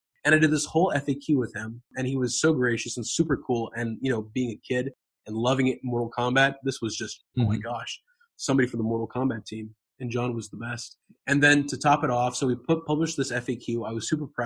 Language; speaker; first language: English; native; English